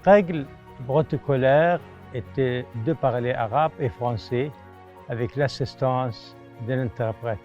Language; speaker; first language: French; non-native, fluent; Arabic